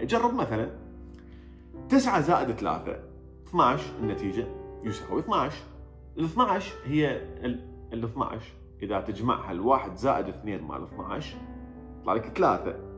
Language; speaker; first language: Arabic; native; Arabic